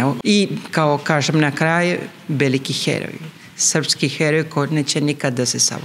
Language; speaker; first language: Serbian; early bilingual, heritage; Spanish